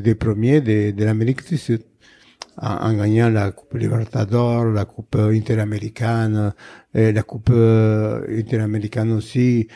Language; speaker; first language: French; non-native, fluent; Spanish